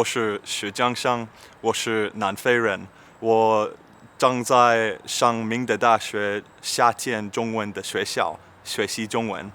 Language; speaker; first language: Chinese; non-native, learner; English